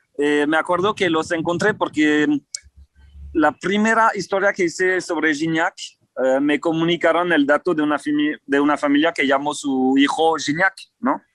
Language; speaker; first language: Spanish; non-native, fluent; French